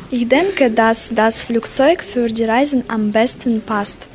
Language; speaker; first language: German; non-native, learner; Russian